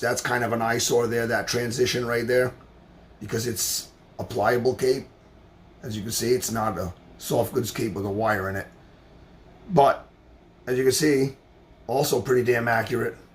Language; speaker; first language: English; native; English